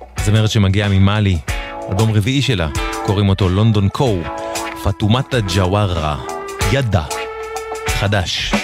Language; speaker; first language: Hebrew; native; Hebrew